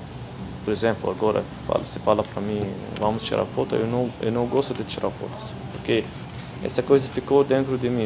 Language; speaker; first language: Portuguese; non-native, fluent; Arabic